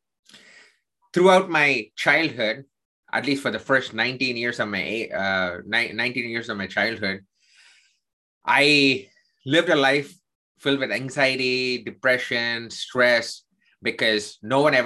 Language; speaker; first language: English; non-native, local second language; Tamil